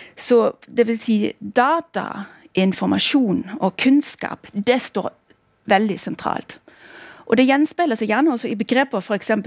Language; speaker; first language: Norwegian; non-native, fluent; German